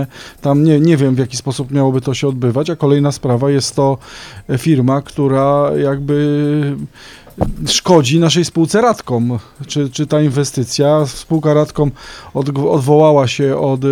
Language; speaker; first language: Polish; native; Polish